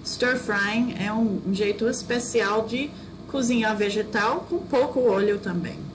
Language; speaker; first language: Portuguese; non-native, fluent; English